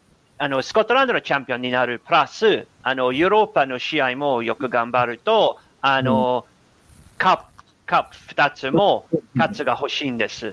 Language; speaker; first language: Japanese; non-native, learner; English